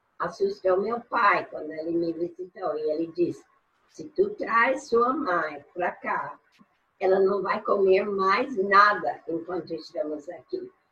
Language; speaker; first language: Portuguese; non-native, fluent; English